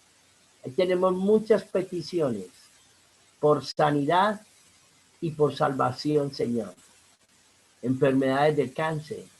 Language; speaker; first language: Spanish; native; Spanish